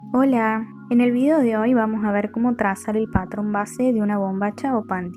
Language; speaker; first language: Spanish; native; Spanish